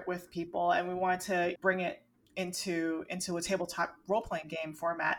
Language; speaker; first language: English; non-native, local second language; Cantonese